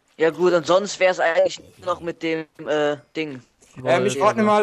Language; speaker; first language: German; native; German